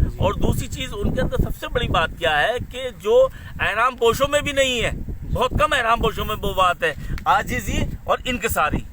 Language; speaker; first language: Urdu; native; Urdu